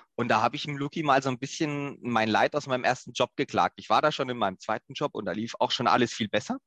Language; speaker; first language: German; native; German